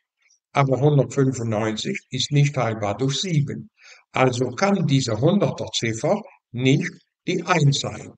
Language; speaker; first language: German; non-native, fluent; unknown